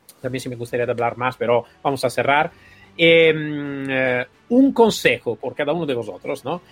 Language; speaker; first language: Spanish; non-native, fluent; Italian